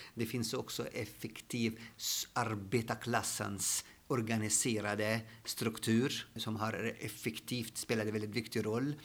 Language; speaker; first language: Swedish; non-native, fluent; Arabic